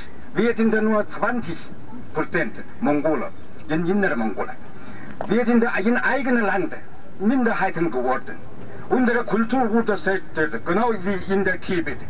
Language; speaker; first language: German; non-native, learner; Mongolian